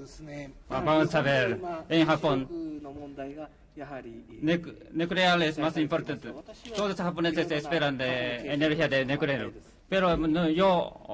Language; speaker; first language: Spanish; non-native, learner; Japanese